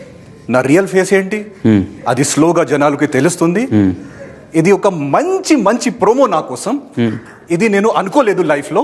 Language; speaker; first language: Telugu; non-native, fluent; Hindi